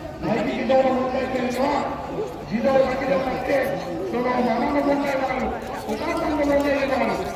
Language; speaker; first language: Japanese; non-native, fluent; Marathi